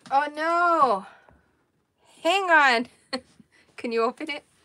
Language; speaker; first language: English; early bilingual, other home language; Spanish